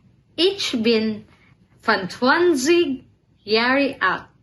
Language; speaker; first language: German; non-native, learner; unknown